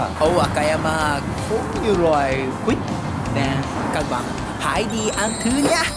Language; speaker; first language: Vietnamese; non-native, learner; Japanese